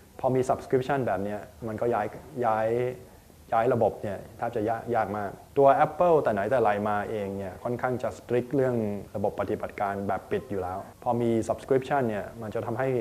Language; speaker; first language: Thai; native; Thai